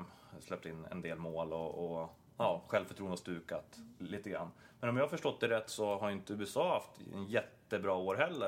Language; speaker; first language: Swedish; native; Swedish